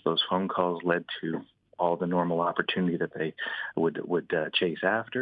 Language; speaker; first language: English; native; English